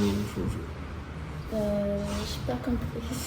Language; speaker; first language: French; non-native, learner; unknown